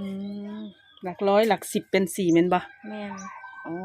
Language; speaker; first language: Thai; native; Thai